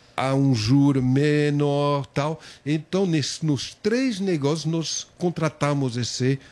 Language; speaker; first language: Portuguese; non-native, fluent; French